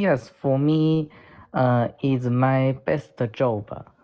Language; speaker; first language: English; non-native, learner; Korean